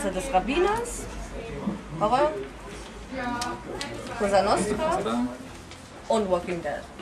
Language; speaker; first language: German; native; German